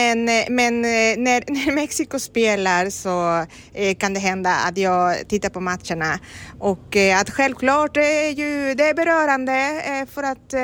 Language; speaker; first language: Swedish; non-native, fluent; Spanish